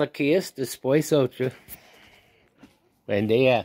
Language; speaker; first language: Spanish; non-native, learner; English